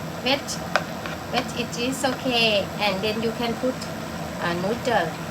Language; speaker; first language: English; non-native, learner; Thai